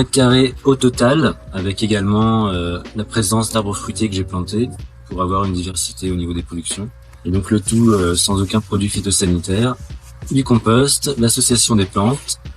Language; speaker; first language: French; native; French